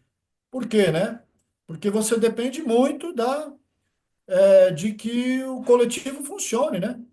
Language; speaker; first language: Portuguese; native; Portuguese